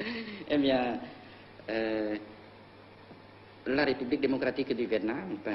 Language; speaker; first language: French; non-native, local second language; Vietnamese